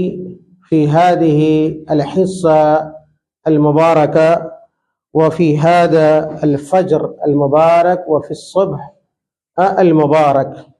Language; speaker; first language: Arabic; non-native, fluent; Urdu